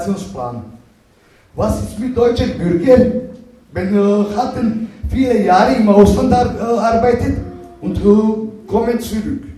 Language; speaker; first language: German; non-native, learner; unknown